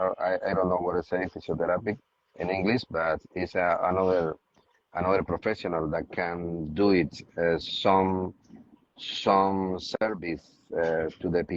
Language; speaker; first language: English; non-native, learner; Spanish